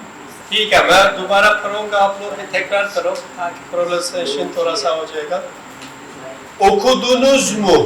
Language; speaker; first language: Hindi; non-native, learner; Turkish